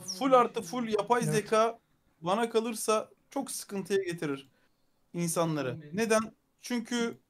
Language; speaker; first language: Turkish; native; Turkish